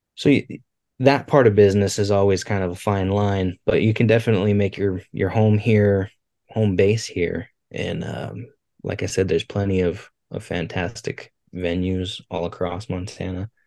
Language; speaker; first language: English; native; English